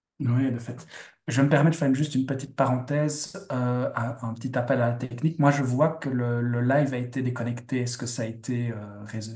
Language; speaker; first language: French; native; French